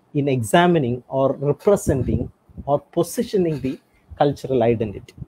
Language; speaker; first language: English; non-native, local second language; Tamil